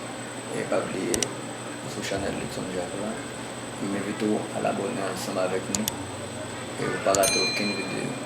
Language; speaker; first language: French; non-native, learner; Haitian Creole